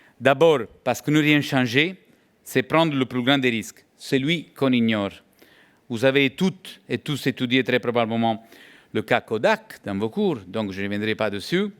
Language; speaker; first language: French; non-native, fluent; Italian